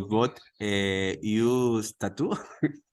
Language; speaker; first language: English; non-native, learner; Spanish